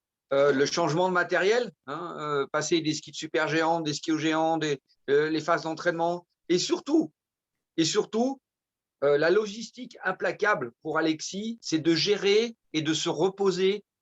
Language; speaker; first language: French; native; French